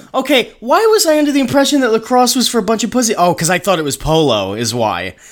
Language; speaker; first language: English; native; English